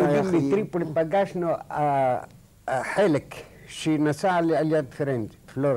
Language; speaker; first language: Hebrew; non-native, fluent; Arabic